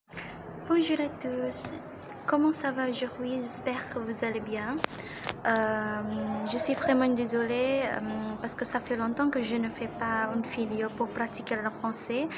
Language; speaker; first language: French; non-native, learner; Indonesian